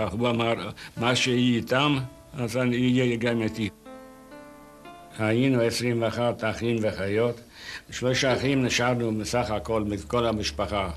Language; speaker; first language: Hebrew; non-native, fluent; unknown